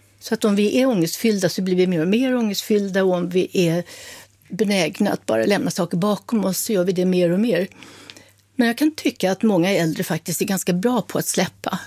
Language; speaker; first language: Swedish; native; Swedish